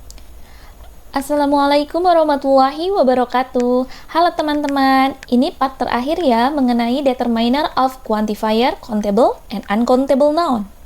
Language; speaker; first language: Indonesian; native; Indonesian